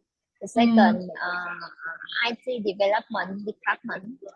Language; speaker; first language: English; non-native, learner; Vietnamese